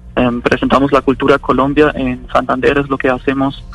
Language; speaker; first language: Spanish; non-native, fluent; German